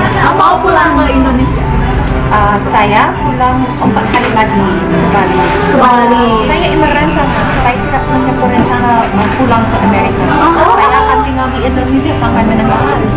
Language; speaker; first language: Indonesian; non-native, learner; English